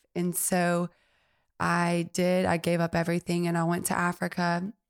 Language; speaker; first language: English; native; English